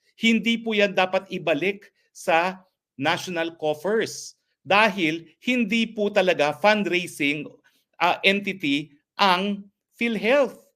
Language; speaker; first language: Filipino; native; Filipino